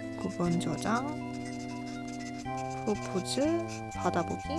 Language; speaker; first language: Korean; native; Korean